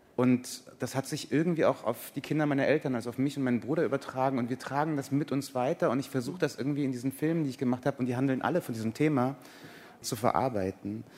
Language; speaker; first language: German; early bilingual, other home language; Persian